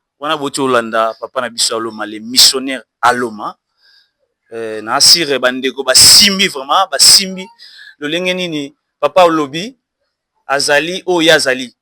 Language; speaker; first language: Lingala; native; Lingala